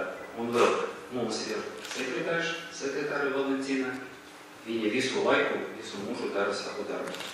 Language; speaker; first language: Latvian; non-native, local second language; Russian